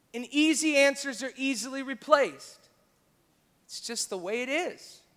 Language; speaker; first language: English; native; English